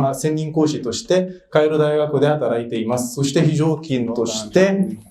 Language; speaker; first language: Japanese; non-native, fluent; Arabic